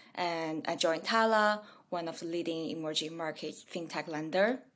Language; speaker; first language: English; non-native, fluent; Chinese